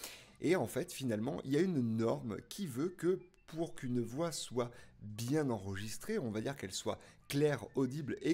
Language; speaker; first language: French; native; French